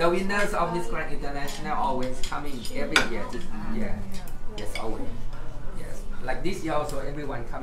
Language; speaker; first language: English; non-native, learner; Thai